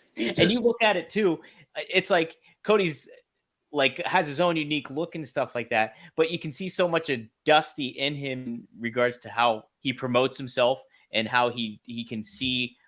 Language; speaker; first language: English; native; English